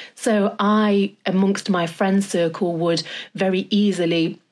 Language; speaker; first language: English; native; English